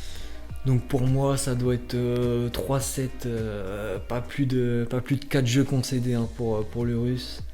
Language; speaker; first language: French; native; French